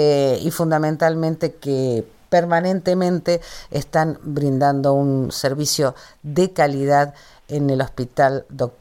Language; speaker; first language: Spanish; native; Spanish